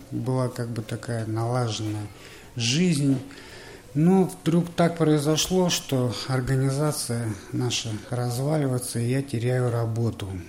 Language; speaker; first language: Russian; native; Russian